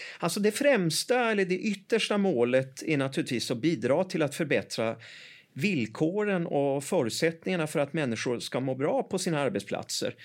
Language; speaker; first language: Swedish; early bilingual, other home language; Persian